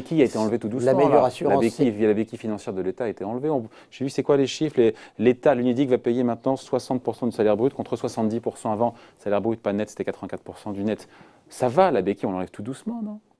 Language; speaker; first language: French; native; French